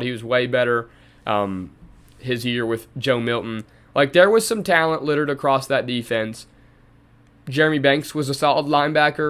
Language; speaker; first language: English; native; English